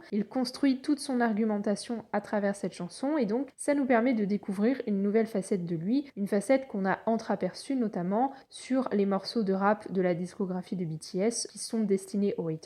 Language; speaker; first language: French; native; French